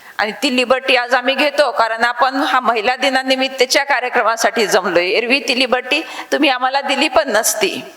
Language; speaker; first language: Marathi; native; Marathi